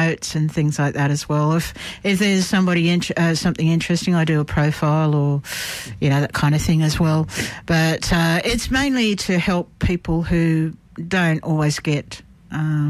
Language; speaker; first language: English; native; English